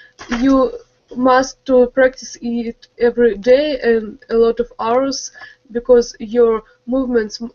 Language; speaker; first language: English; non-native, learner; Russian